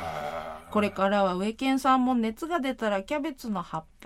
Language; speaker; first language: Japanese; native; Japanese